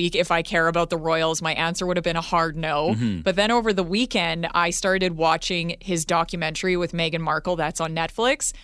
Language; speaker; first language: English; native; English